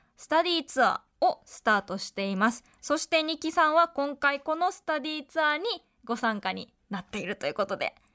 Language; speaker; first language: Japanese; native; Japanese